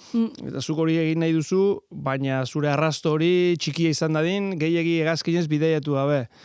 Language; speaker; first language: Basque; native; Basque